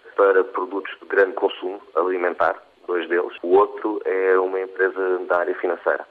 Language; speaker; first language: Portuguese; non-native, fluent; English